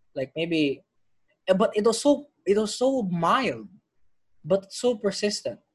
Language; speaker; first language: English; non-native, local second language; Filipino